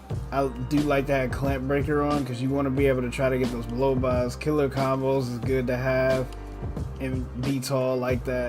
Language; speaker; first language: English; native; English